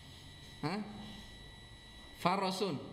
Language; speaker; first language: Arabic; non-native, fluent; Indonesian